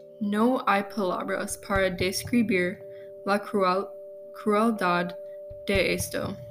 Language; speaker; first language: Spanish; non-native, learner; English